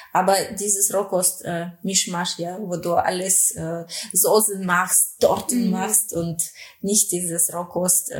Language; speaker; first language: German; non-native, fluent; Russian